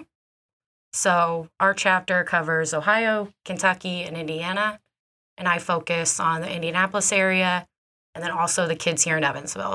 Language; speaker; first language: English; native; English